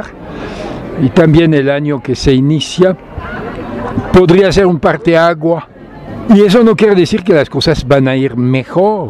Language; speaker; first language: Spanish; non-native, fluent; French